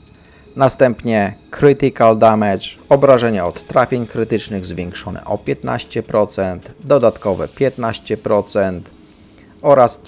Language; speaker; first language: Polish; native; Polish